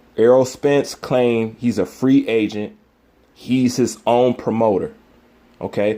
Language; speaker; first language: English; native; English